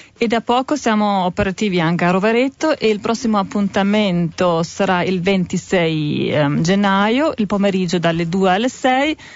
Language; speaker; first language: Italian; non-native, fluent; German